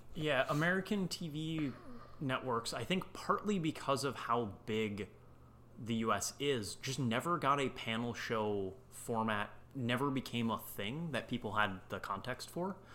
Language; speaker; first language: English; native; English